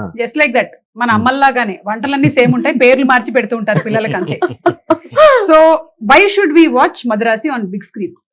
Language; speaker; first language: Telugu; non-native, local second language; Malayalam